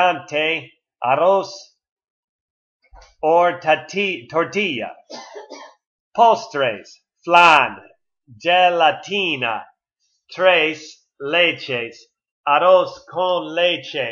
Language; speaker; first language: Spanish; non-native, learner; English